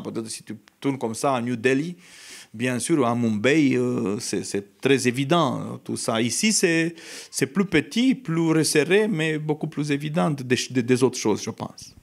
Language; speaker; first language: French; non-native, fluent; Romanian